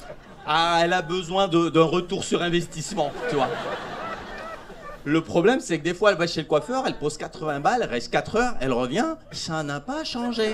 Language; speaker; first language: French; native; French